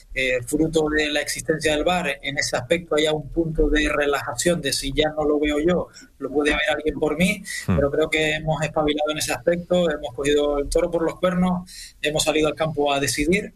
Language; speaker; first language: Spanish; native; Spanish